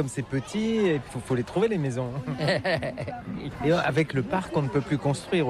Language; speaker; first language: French; native; French